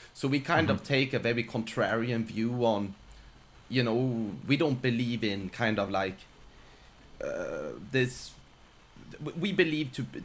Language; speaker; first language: English; non-native, fluent; Swedish